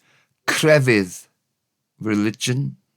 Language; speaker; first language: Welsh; non-native, learner; English